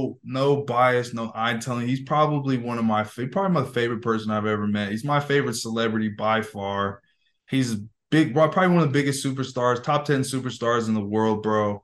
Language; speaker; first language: English; native; English